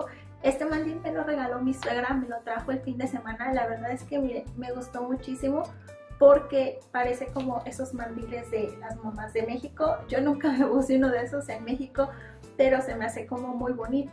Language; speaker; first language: Spanish; native; Spanish